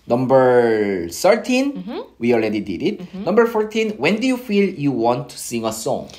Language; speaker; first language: English; non-native, fluent; Korean